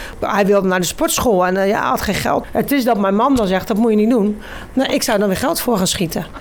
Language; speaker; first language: Dutch; native; Dutch